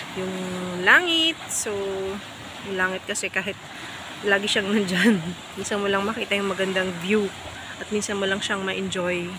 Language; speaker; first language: Filipino; non-native, local second language; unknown